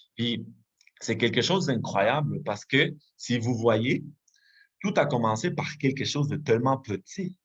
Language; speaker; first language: French; non-native, fluent; Spanish